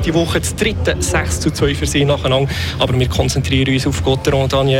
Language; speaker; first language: German; native; German